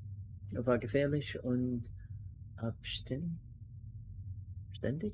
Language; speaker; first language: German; non-native, learner; English